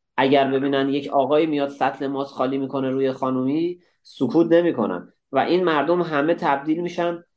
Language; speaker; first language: Persian; native; Persian